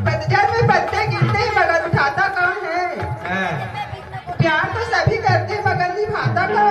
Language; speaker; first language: Hindi; non-native, local second language; Chhattisgarhi